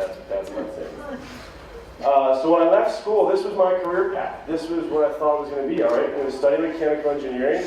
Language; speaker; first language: English; native; English